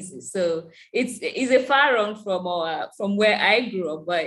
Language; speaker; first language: English; non-native, local second language; Igbo